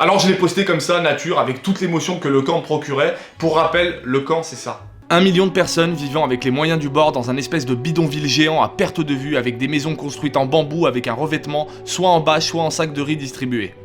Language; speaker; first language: French; native; French